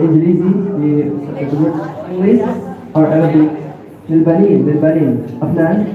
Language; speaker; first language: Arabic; non-native, learner; Indonesian